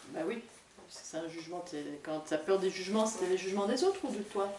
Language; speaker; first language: French; native; French